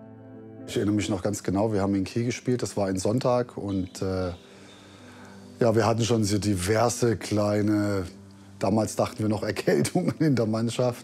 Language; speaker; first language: German; native; German